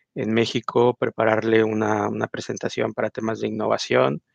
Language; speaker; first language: Spanish; native; Spanish